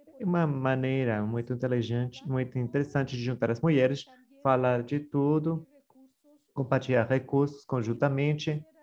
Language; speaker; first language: Portuguese; non-native, fluent; Spanish